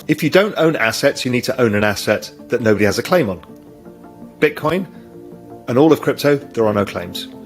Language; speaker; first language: English; native; English